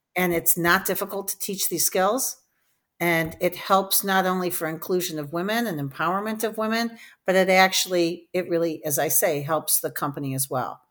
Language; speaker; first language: English; native; English